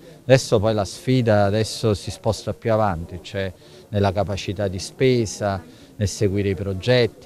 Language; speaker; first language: Italian; native; Italian